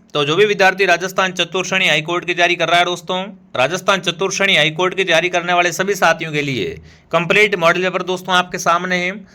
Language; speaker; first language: Hindi; native; Hindi